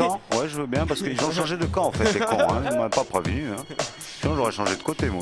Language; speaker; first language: French; native; French